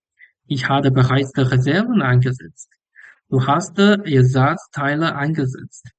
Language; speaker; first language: German; non-native, learner; English